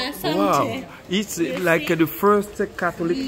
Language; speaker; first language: English; non-native, learner; Lingala